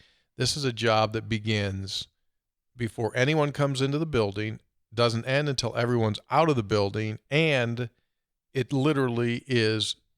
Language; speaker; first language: English; native; English